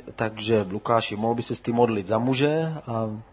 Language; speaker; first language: Czech; native; Czech